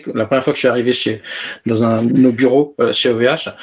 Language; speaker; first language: French; native; French